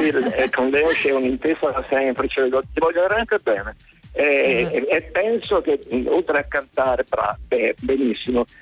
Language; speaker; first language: Italian; native; Italian